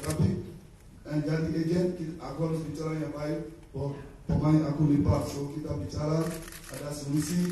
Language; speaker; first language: Indonesian; non-native, fluent; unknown